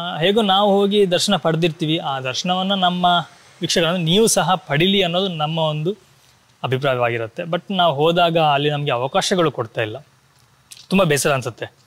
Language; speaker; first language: Kannada; non-native, local second language; Tulu